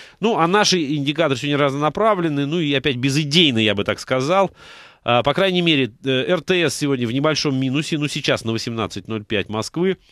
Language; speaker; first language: Russian; native; Russian